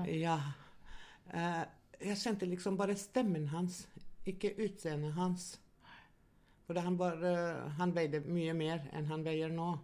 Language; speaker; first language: Norwegian; non-native, fluent; Albanian